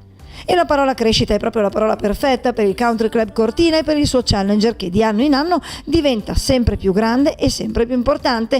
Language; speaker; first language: Italian; native; Italian